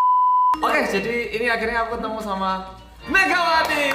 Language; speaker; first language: Indonesian; native; Indonesian